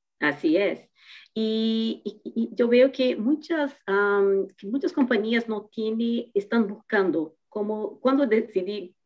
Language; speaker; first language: Spanish; non-native, fluent; Portuguese